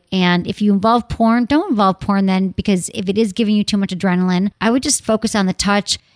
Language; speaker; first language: English; native; English